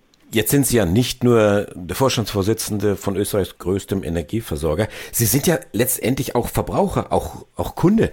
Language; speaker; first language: German; native; German